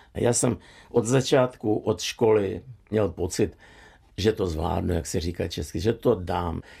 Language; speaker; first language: Czech; non-native, fluent; Russian